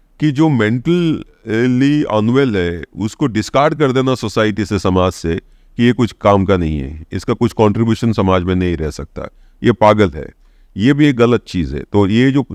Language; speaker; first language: Hindi; non-native, local second language; Odia